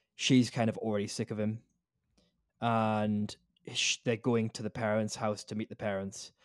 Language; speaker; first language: English; native; English